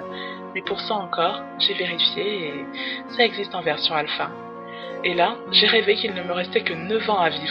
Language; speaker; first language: French; native; French